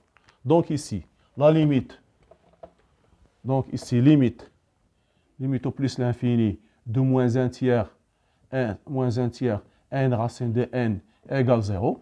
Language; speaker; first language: French; non-native, local second language; Arabic